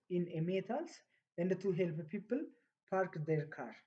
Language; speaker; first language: English; non-native, local second language; Amharic